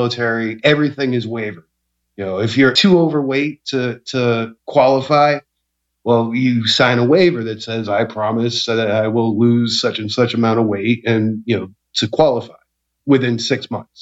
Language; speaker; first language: English; native; English